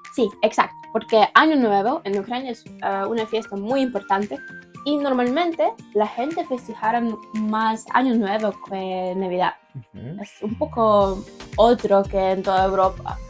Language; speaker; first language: Spanish; non-native, learner; Ukrainian